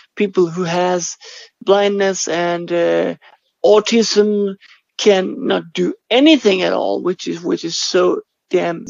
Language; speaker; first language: English; non-native, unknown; Swedish